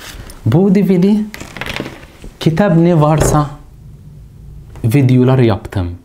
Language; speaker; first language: Turkish; non-native, fluent; Arabic